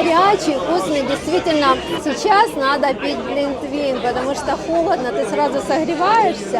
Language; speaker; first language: Russian; native; Russian